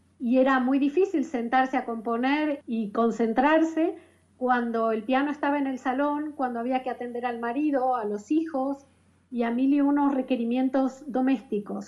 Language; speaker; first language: Spanish; native; Spanish